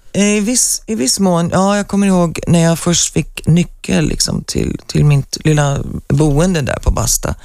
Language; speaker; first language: Swedish; native; Swedish